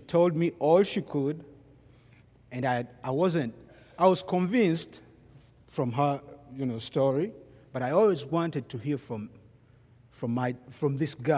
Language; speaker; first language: English; non-native, local second language; Ganda